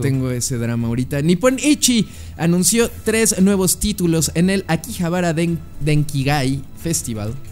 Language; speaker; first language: Spanish; native; Spanish